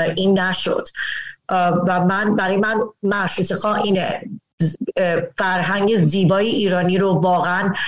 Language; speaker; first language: Persian; early bilingual, heritage; Persian